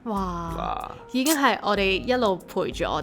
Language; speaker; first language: Cantonese; native; Cantonese